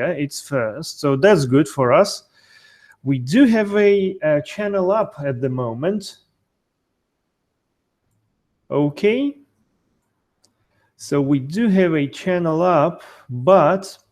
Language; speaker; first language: English; non-native, fluent; Russian